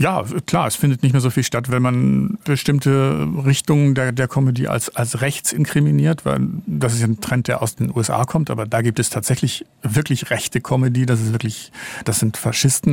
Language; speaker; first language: German; native; German